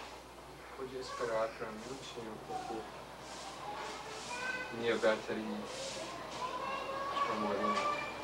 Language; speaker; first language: Portuguese; non-native, fluent; English